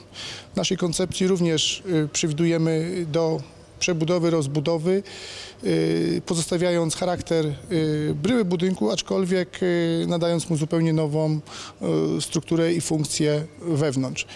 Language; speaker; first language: Polish; native; Polish